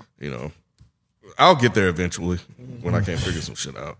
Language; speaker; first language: English; native; English